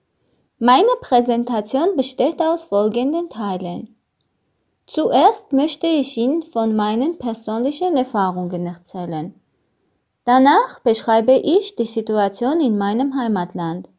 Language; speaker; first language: German; non-native, learner; Armenian